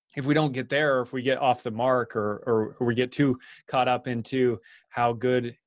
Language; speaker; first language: English; native; English